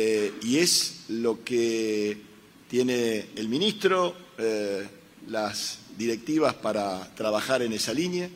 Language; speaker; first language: Spanish; native; Spanish